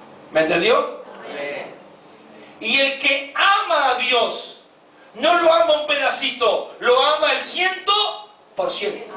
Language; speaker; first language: Spanish; native; Spanish